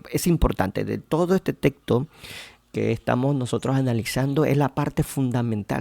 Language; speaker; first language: Spanish; native; Spanish